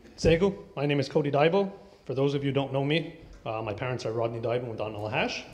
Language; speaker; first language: English; native; English